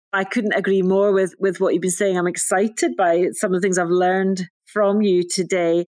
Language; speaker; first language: English; native; English